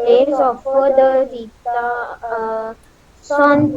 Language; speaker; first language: French; non-native, learner; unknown